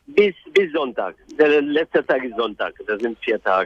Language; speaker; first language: German; non-native, fluent; Arabic